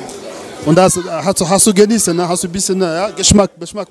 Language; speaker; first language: German; non-native, learner; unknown